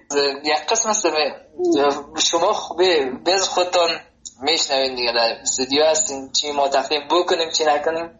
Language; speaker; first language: Persian; native; Persian